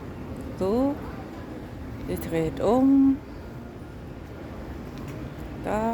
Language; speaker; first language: German; non-native, learner; Khmer